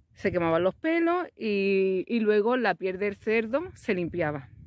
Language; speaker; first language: Spanish; native; Spanish